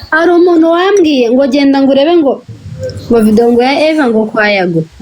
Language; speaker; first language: Kinyarwanda; native; Kinyarwanda